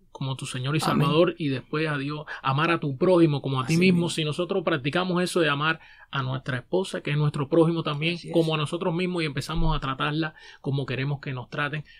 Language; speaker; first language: Spanish; native; Spanish